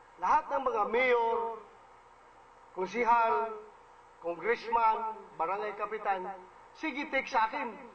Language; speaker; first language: Filipino; non-native, local second language; Cebuano